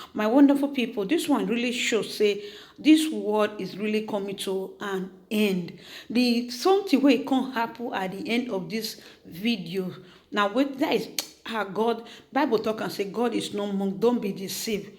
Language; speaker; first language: Nigerian Pidgin; native; Nigerian Pidgin